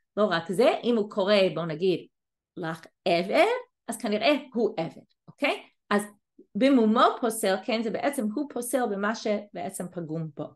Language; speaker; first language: Hebrew; non-native, fluent; English